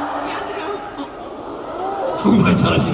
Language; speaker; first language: Korean; native; Korean